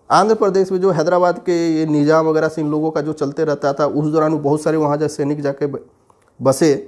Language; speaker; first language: Hindi; native; Hindi